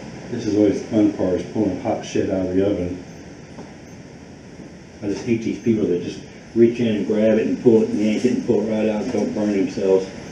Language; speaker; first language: English; native; English